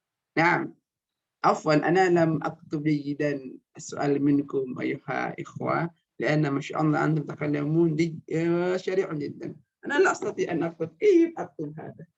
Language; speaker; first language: Arabic; non-native, fluent; Indonesian